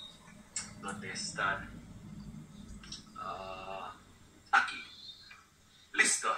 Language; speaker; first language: Spanish; non-native, fluent; English